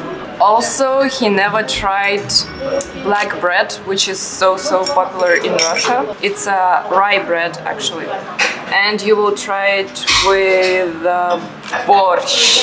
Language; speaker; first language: English; non-native, fluent; Russian